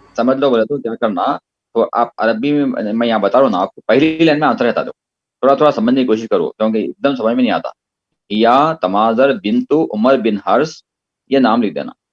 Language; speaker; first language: Urdu; native; Urdu